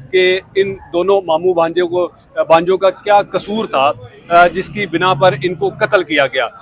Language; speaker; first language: Urdu; non-native, local second language; Punjabi